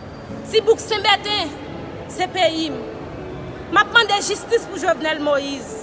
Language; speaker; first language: Haitian Creole; native; Haitian Creole